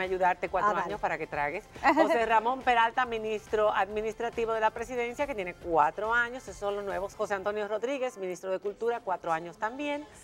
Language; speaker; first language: Spanish; native; Spanish